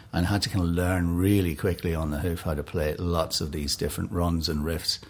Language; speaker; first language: English; native; English